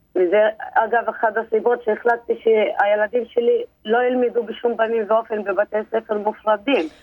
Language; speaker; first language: Hebrew; non-native, local second language; Arabic